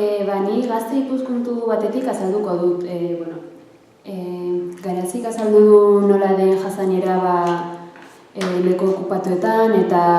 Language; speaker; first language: Basque; early bilingual, other home language; Arabic